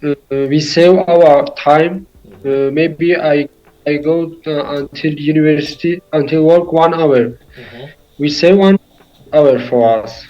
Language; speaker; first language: English; non-native, learner; Tajik